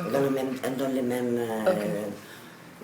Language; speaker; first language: French; non-native, learner; Catalan